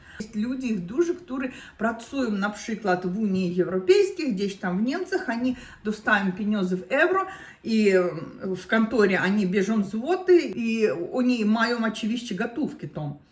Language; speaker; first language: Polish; non-native, learner; Russian